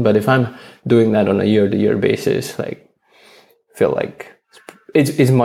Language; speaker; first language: English; non-native, local second language; Hindi